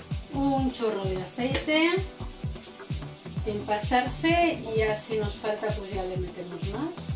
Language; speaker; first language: Spanish; native; Spanish